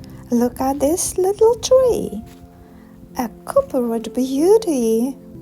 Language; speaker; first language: English; non-native, fluent; Ukrainian